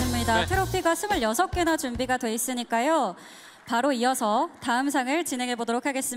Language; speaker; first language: Korean; native; Korean